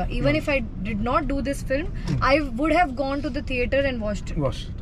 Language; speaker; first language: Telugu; non-native, fluent; Hindi